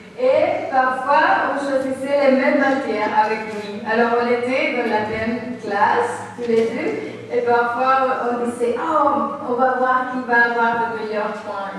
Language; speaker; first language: French; non-native, local second language; Spanish